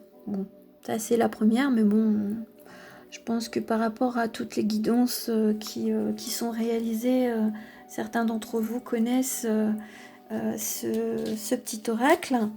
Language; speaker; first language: French; native; French